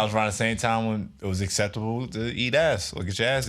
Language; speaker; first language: English; native; English